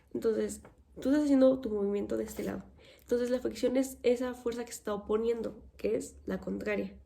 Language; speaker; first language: Spanish; native; Spanish